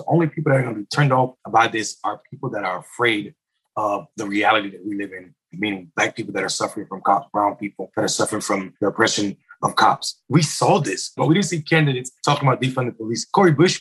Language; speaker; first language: English; native; English